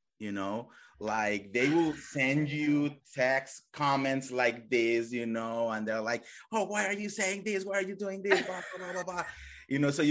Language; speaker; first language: English; non-native, fluent; Spanish